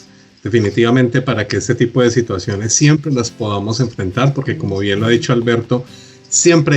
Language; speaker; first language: Spanish; native; Spanish